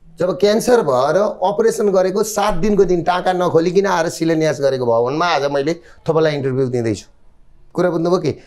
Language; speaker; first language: Nepali; native; Nepali